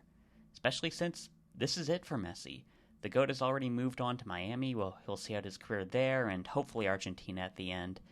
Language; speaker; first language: English; native; English